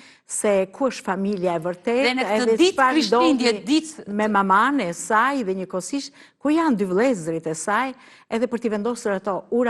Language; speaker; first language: Albanian; native; Albanian